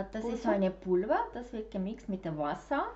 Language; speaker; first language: German; non-native, fluent; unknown